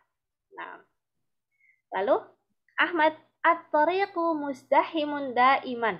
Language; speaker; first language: Arabic; non-native, fluent; Indonesian